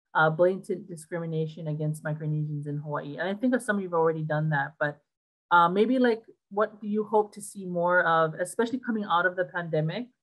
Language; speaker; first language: English; native; English